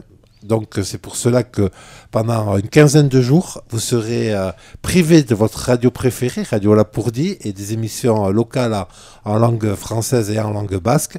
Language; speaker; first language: French; native; French